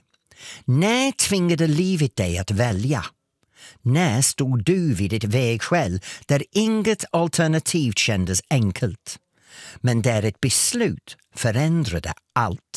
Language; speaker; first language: Swedish; non-native, fluent; English